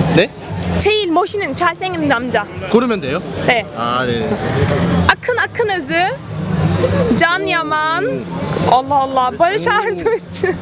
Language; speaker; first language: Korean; non-native, learner; Turkish